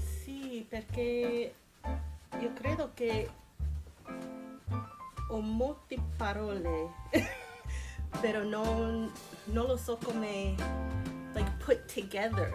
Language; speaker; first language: Italian; non-native, learner; English